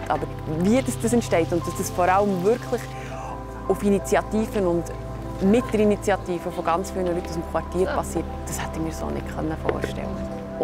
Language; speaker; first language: German; native; German